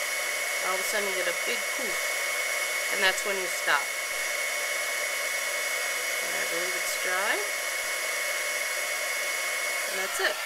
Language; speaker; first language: English; native; English